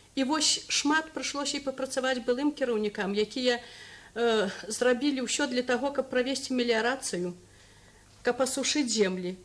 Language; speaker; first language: Belarusian; native; Belarusian